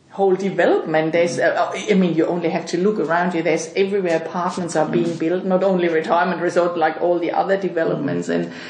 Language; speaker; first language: English; non-native, fluent; German